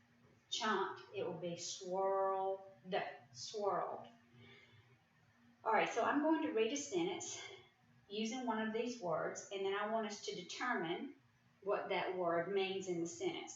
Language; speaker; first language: English; native; English